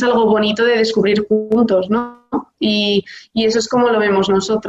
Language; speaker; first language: Spanish; native; Spanish